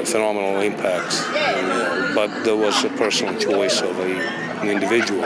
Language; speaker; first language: English; non-native, fluent; Romanian